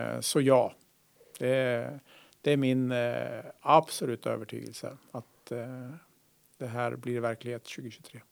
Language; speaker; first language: Swedish; native; Swedish